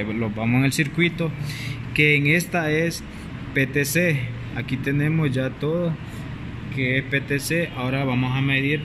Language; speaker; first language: Spanish; native; Spanish